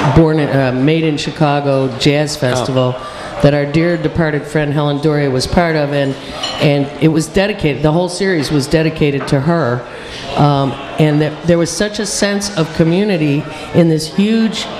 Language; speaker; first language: English; native; English